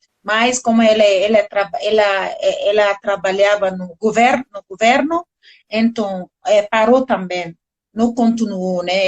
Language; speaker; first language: Portuguese; non-native, learner; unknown